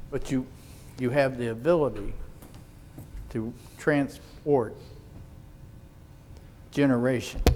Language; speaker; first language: English; native; English